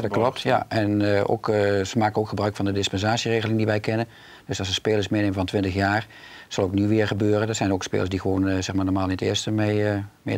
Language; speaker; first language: Dutch; native; Dutch